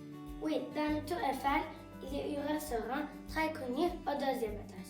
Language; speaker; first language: French; non-native, learner; Turkish